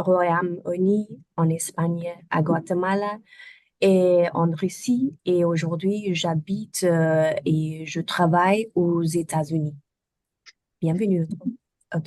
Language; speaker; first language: French; non-native, learner; German